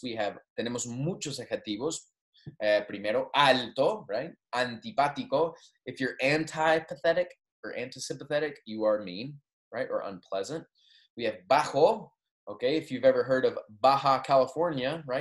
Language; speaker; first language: English; native; English